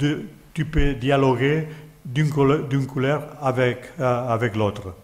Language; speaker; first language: French; non-native, learner; Catalan